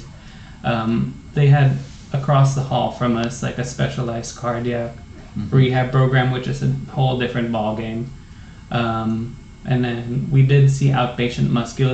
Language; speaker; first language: English; non-native, local second language; Filipino